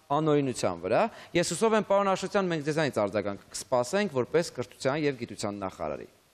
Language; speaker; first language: Armenian; native; Armenian